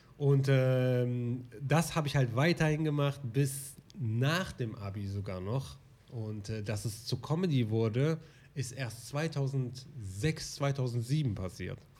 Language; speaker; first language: German; early bilingual, other home language; Arabic